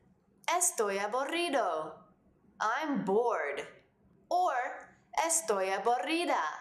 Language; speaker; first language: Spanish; non-native, fluent; English